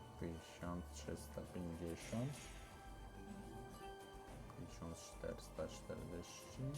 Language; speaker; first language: Polish; non-native, learner; Russian